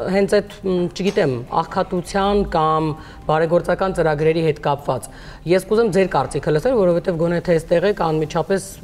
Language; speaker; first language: Armenian; native; Armenian